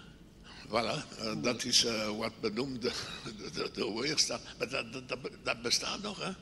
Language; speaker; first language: Dutch; non-native, local second language; French